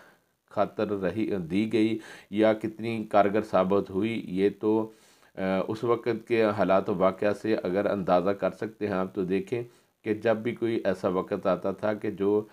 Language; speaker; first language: Urdu; native; Urdu